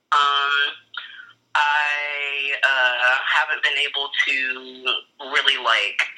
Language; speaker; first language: English; native; English